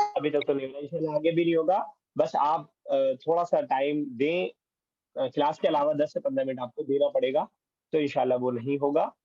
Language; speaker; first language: Urdu; native; Urdu